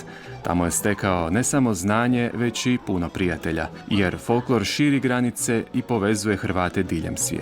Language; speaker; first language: Croatian; native; Croatian